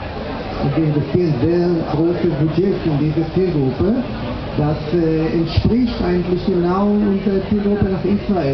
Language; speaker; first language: German; non-native, fluent; Hebrew